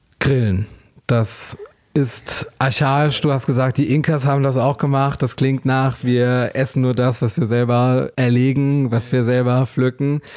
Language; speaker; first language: German; native; German